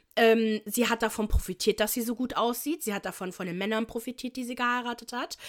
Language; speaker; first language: German; native; German